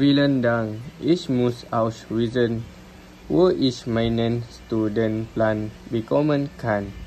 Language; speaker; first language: German; non-native, learner; Malay